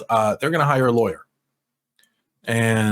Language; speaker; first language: English; native; English